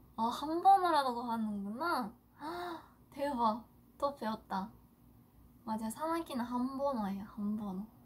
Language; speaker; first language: Korean; non-native, fluent; Japanese